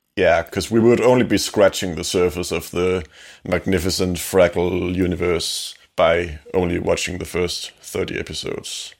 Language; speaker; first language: English; non-native, fluent; Danish